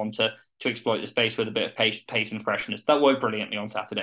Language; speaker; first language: English; native; English